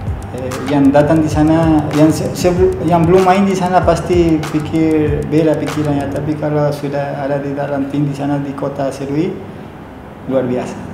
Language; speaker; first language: Indonesian; non-native, fluent; Spanish